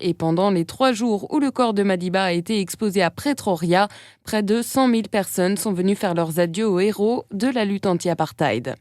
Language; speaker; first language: French; native; French